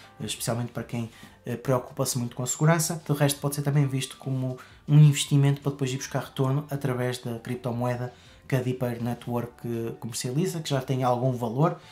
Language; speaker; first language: Portuguese; native; Portuguese